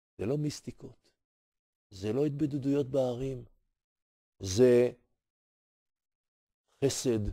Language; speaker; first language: Hebrew; native; Hebrew